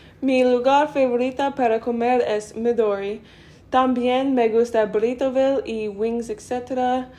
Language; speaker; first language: Spanish; non-native, learner; English